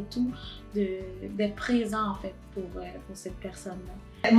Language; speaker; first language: French; non-native, local second language; Haitian Creole